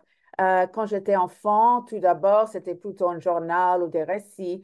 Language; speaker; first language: French; non-native, fluent; English